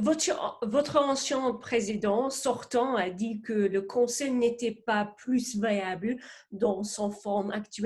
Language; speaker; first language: French; non-native, fluent; English